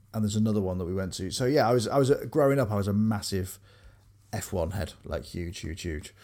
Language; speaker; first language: English; native; English